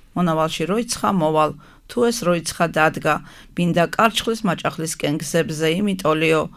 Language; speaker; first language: Georgian; native; Georgian